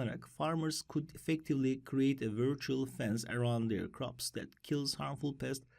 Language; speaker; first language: English; non-native, fluent; Turkish